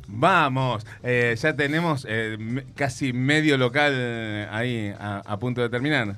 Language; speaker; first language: Spanish; native; Spanish